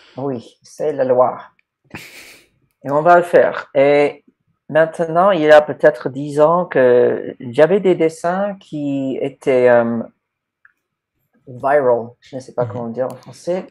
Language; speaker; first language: French; non-native, fluent; English